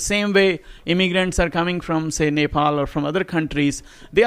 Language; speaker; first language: English; non-native, local second language; Punjabi